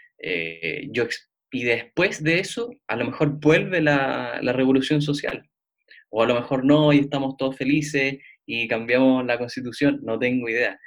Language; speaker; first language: Spanish; native; Spanish